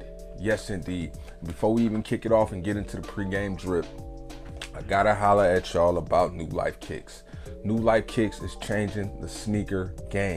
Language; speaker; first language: English; native; English